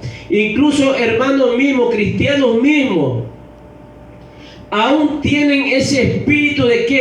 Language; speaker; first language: Spanish; native; Spanish